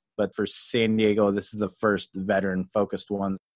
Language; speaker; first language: English; native; English